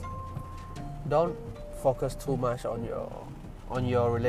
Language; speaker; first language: English; non-native, local second language; Malay